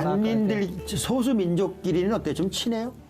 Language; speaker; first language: Korean; native; Korean